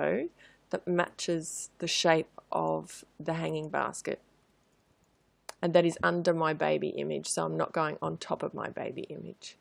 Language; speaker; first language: English; native; English